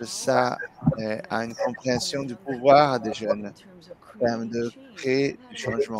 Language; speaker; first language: French; non-native, learner; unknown